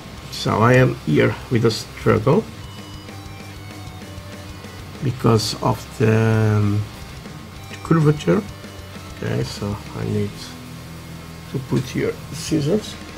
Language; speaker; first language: English; non-native, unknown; Portuguese